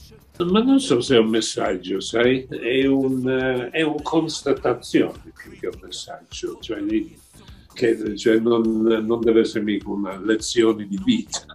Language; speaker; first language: Italian; non-native, fluent; English